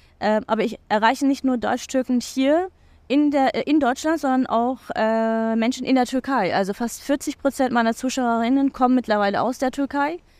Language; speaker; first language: German; non-native, fluent; Turkish